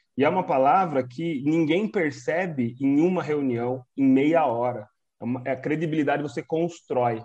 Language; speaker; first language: Portuguese; native; Portuguese